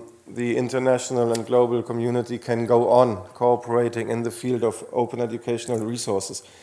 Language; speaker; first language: English; non-native, fluent; Slovenian